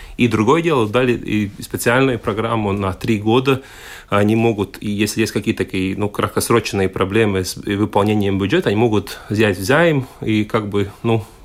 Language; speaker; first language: Russian; non-native, local second language; Latvian